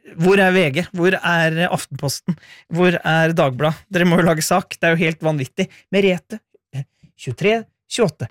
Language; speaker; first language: Norwegian; native; Norwegian